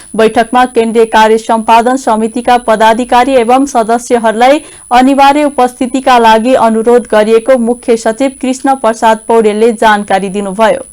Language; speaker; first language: Nepali; native; Nepali